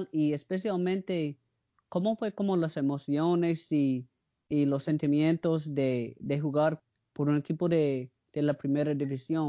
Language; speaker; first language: Spanish; non-native, learner; English